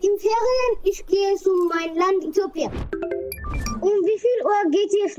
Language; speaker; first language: German; non-native, learner; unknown